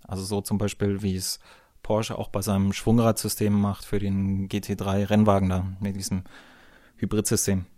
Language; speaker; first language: German; native; German